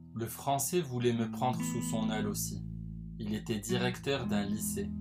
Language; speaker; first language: French; non-native, local second language; Arabic